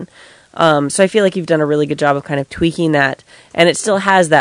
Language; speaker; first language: English; native; English